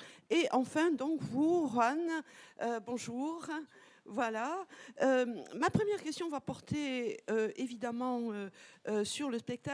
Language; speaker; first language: French; native; French